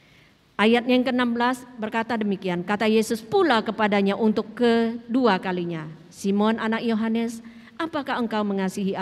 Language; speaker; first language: Indonesian; native; Indonesian